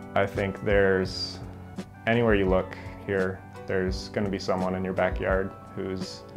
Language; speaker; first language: English; native; English